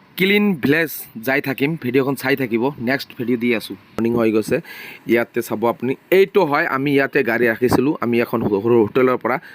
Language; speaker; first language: Assamese; non-native, local second language; Bangla